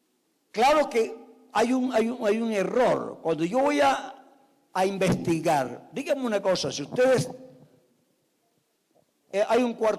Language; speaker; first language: Spanish; native; Spanish